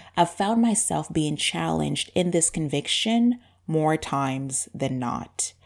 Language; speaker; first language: English; non-native, local second language; Bemba